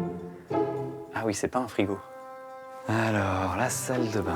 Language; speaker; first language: French; native; French